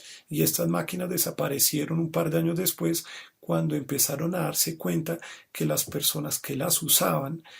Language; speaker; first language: Spanish; native; Spanish